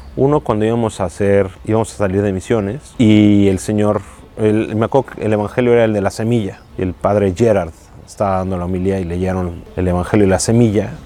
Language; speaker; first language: Spanish; native; Spanish